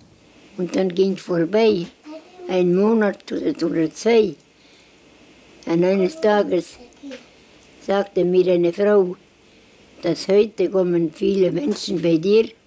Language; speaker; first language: German; non-native, learner; Estonian